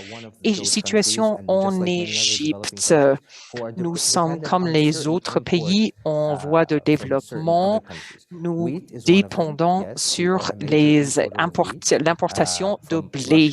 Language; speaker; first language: French; non-native, fluent; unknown